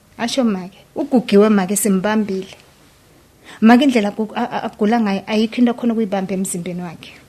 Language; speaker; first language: Zulu; native; Zulu